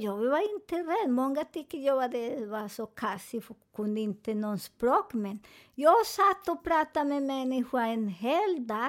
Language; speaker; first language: Swedish; non-native, learner; Spanish